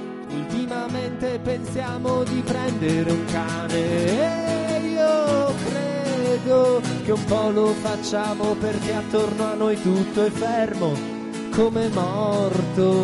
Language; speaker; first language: Italian; native; Italian